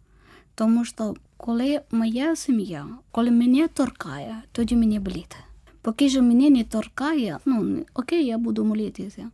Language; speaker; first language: Ukrainian; non-native, learner; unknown